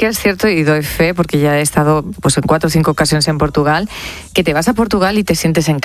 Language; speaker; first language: Spanish; native; Spanish